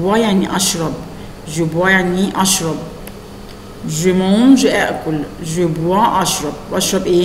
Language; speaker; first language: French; non-native, fluent; Arabic